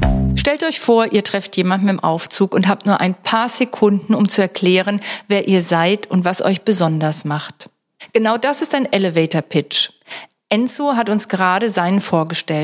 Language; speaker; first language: German; native; German